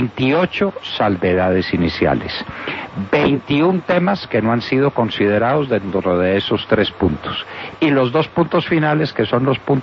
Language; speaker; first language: Spanish; native; Spanish